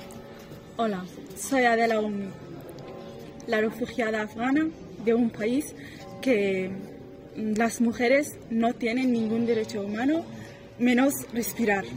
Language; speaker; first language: Spanish; non-native, learner; Persian